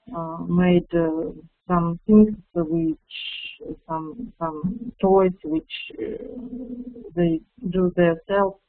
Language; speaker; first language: English; non-native, fluent; Russian